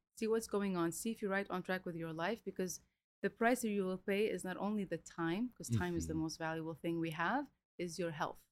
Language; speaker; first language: English; early bilingual, other home language; Arabic